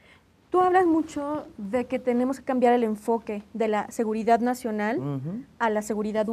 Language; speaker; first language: Spanish; native; Spanish